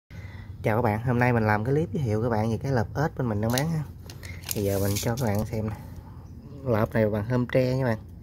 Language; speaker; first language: Vietnamese; native; Vietnamese